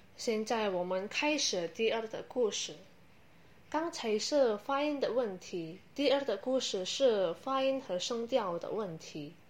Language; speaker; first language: Chinese; non-native, learner; Indonesian